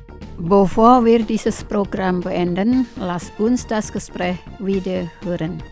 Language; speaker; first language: German; non-native, fluent; Indonesian